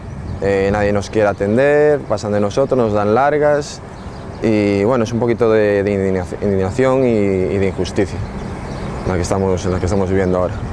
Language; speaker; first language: Spanish; native; Spanish